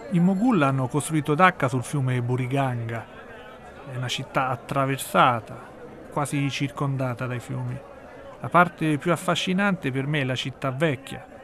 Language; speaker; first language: Italian; native; Italian